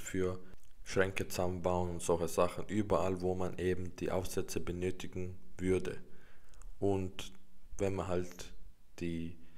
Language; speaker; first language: German; native; German